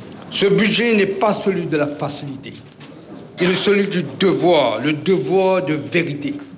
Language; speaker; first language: French; non-native, local second language; Morisyen